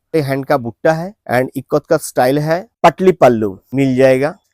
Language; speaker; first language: Hindi; non-native, local second language; Bangla